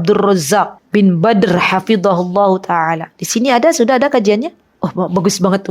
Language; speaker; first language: Indonesian; native; Indonesian